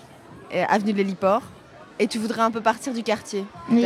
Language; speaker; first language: French; native; French